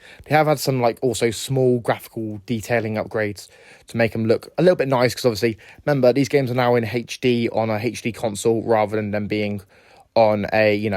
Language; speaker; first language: English; native; English